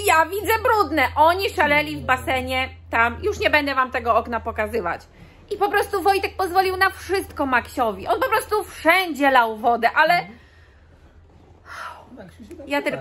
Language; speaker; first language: Polish; native; Polish